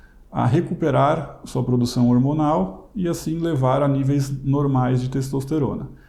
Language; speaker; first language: Portuguese; native; Portuguese